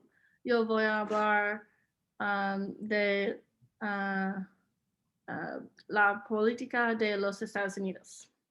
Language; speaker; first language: Spanish; non-native, learner; English